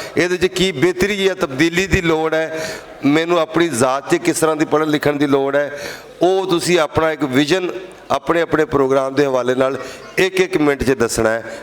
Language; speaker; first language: Punjabi; native; Punjabi